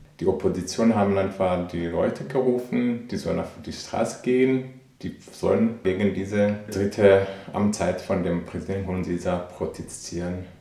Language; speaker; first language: German; non-native, fluent; Rundi